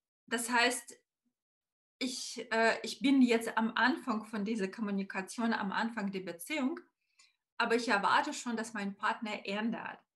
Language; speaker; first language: German; non-native, fluent; Russian